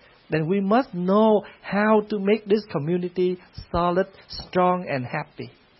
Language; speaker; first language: English; non-native, fluent; Vietnamese